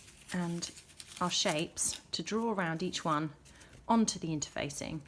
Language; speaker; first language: English; native; English